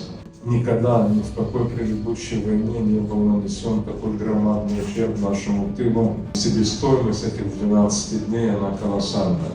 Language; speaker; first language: Russian; native; Russian